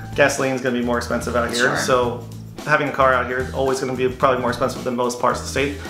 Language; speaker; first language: English; native; English